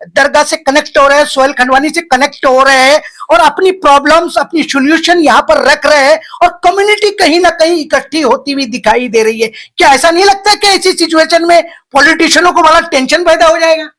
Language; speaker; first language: Hindi; non-native, local second language; Marathi